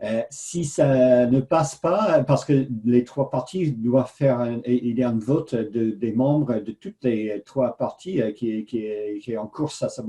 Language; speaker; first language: French; non-native, fluent; English